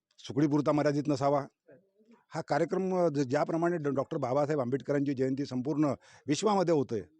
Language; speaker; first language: Marathi; native; Marathi